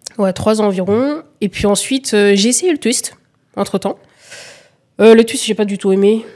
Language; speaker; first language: French; early bilingual, other home language; Lingala